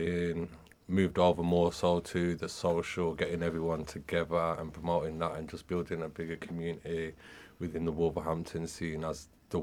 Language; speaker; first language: English; native; English